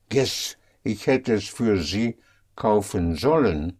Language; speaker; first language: German; non-native, fluent; English